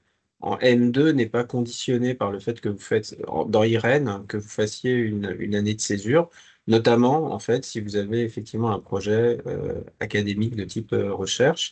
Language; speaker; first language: French; native; French